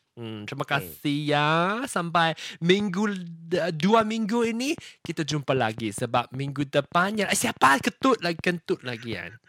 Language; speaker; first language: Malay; non-native, local second language; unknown